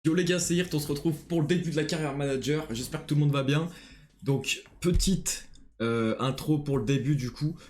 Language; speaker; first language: French; native; French